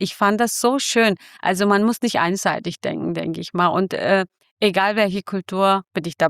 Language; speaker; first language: German; non-native, fluent; Kurdish